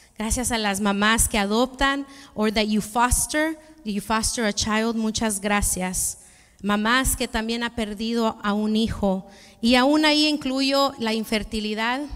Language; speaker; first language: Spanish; early bilingual, heritage; Spanish